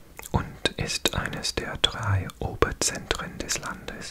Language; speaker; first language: German; non-native, learner; English